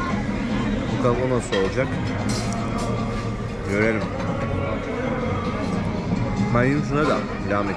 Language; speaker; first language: Turkish; native; Turkish